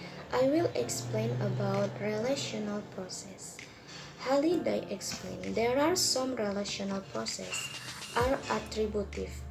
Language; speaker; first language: English; non-native, learner; Indonesian